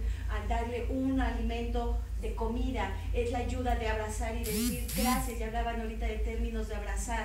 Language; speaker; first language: Spanish; native; Spanish